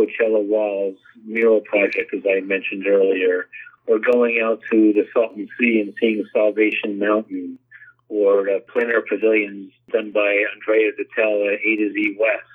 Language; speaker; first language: English; native; English